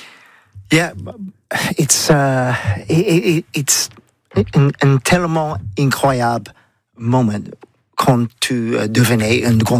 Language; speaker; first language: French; non-native, learner; English